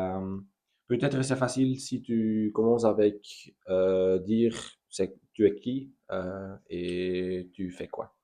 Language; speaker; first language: French; non-native, learner; Dutch